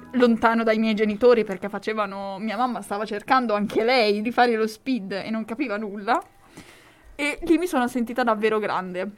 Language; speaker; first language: Italian; native; Italian